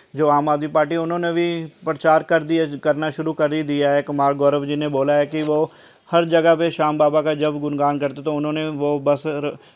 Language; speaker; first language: Hindi; non-native, local second language; Punjabi